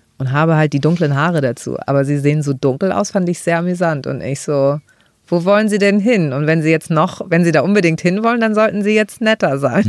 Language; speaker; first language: German; early bilingual, other home language; Greek